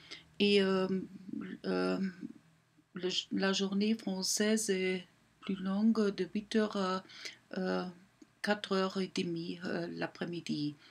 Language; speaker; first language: French; non-native, learner; German